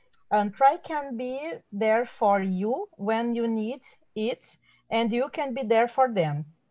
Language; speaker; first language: English; non-native, learner; Portuguese